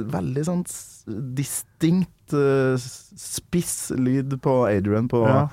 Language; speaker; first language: Norwegian; native; Norwegian